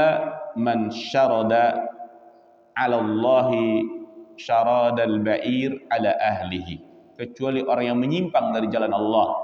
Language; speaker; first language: Indonesian; native; Indonesian